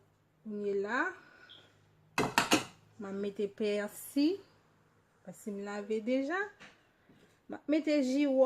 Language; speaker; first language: French; non-native, local second language; Haitian Creole